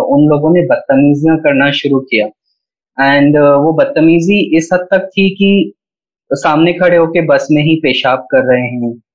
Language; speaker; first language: Hindi; native; Hindi